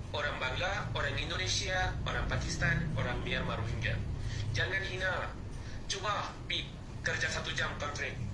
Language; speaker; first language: Malay; non-native, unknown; Bangla